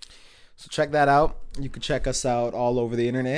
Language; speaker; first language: English; native; English